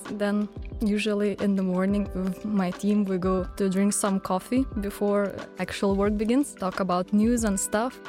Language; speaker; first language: English; non-native, fluent; Lithuanian